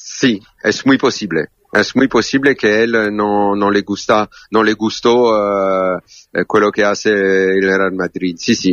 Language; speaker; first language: Spanish; non-native, learner; French